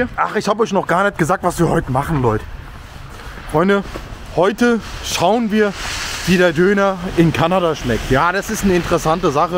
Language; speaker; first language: German; native; German